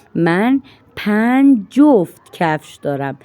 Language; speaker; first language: Persian; non-native, fluent; Urdu